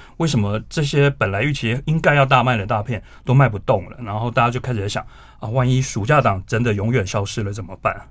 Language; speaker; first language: Chinese; native; Chinese